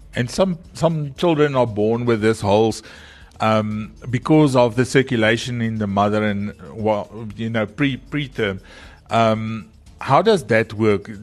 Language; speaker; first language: English; non-native, local second language; Afrikaans